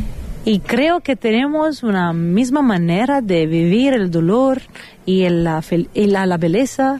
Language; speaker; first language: Spanish; non-native, fluent; Italian